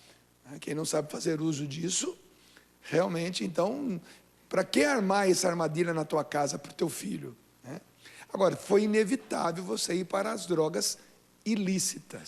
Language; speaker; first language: Portuguese; native; Portuguese